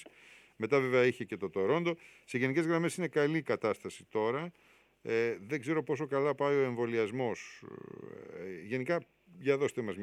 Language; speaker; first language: Greek; native; Greek